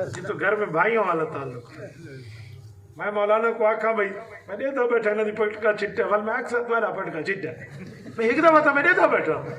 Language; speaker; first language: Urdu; non-native, local second language; Saraiki